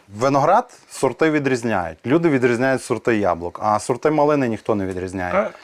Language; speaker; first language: Ukrainian; native; Ukrainian